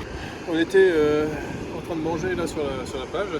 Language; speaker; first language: French; native; French